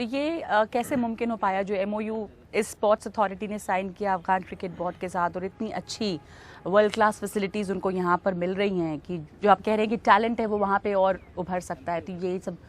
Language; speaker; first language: Hindi; native; Hindi